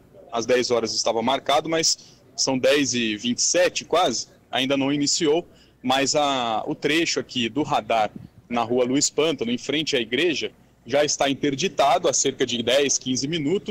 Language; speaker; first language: Portuguese; native; Portuguese